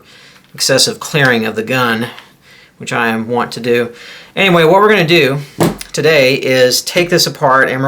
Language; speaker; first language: English; native; English